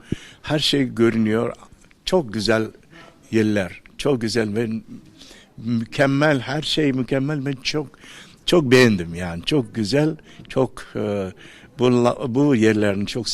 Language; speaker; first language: Turkish; non-native, learner; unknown